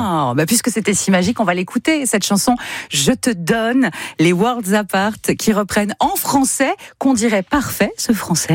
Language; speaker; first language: French; native; French